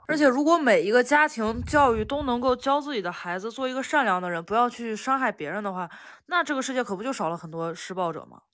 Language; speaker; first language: Chinese; native; Chinese